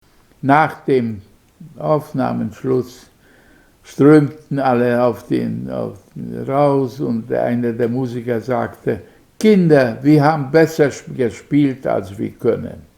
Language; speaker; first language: German; non-native, fluent; Hungarian